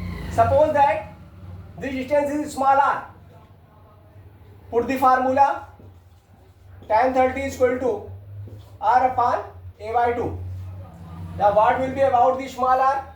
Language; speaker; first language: English; non-native, local second language; Hindi